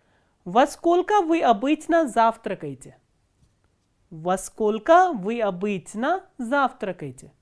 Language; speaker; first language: Russian; non-native, fluent; Hindi